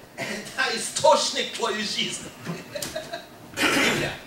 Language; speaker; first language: Russian; non-native, fluent; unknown